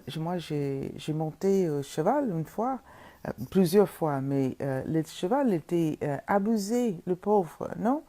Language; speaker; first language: French; non-native, fluent; English